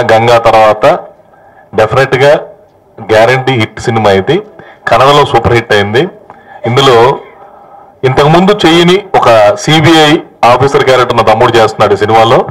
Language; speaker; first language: Telugu; native; Telugu